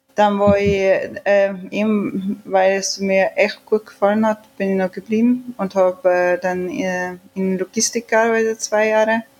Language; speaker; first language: German; non-native, fluent; Swedish